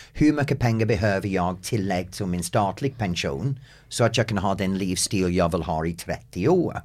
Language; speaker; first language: Swedish; non-native, fluent; English